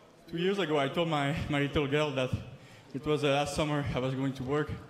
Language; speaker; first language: English; non-native, fluent; French